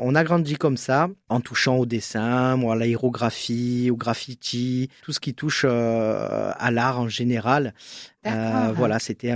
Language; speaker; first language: French; native; French